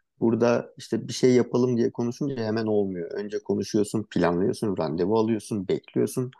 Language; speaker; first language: Turkish; native; Turkish